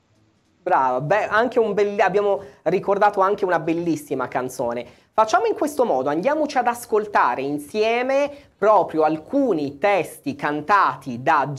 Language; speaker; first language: Italian; native; Italian